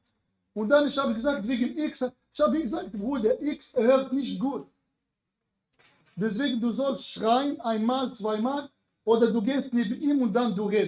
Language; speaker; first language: German; non-native, learner; Arabic